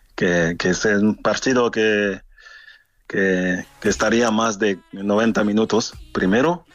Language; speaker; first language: Spanish; non-native, fluent; French